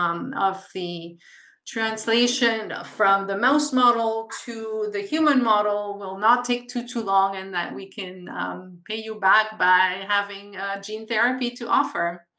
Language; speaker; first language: English; non-native, local second language; French